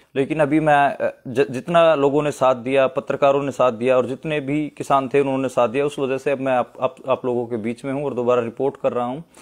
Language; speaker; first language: Hindi; native; Hindi